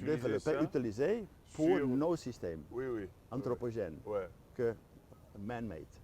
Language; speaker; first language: French; non-native, fluent; Dutch